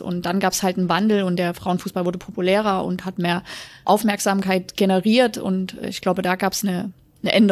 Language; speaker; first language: German; native; German